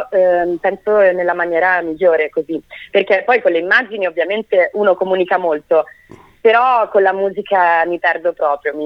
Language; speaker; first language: Italian; native; Italian